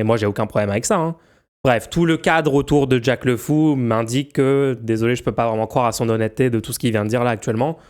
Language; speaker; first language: French; native; French